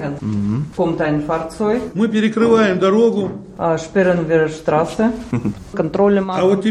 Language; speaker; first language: German; non-native, learner; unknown